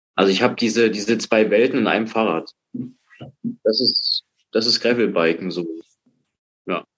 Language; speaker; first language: German; native; German